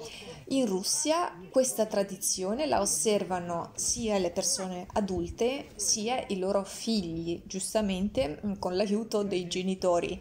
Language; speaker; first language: Italian; non-native, fluent; Russian